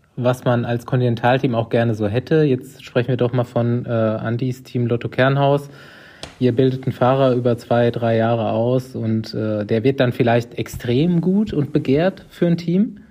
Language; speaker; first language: German; native; German